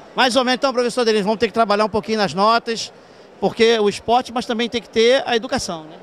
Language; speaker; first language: Portuguese; native; Portuguese